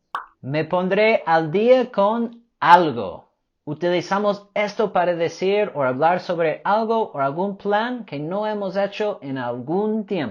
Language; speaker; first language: Spanish; non-native, fluent; English